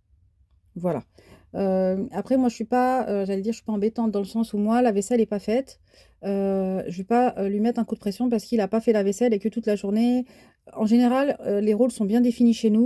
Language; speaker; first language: French; native; French